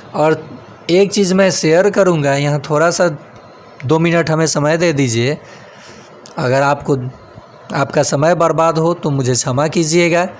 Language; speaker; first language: Hindi; native; Hindi